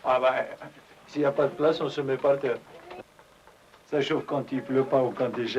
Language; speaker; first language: French; native; French